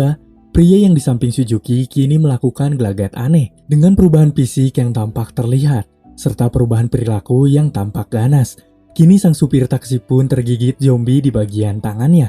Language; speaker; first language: Indonesian; native; Indonesian